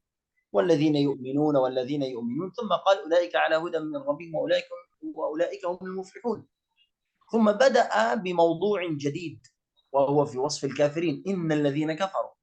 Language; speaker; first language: Arabic; native; Arabic